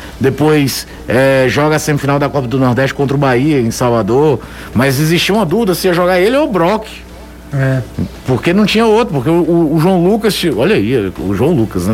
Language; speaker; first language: Portuguese; native; Portuguese